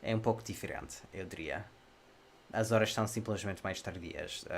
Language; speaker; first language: Portuguese; non-native, fluent; English